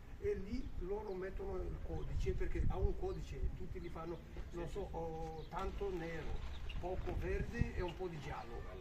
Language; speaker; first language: Italian; non-native, fluent; Punjabi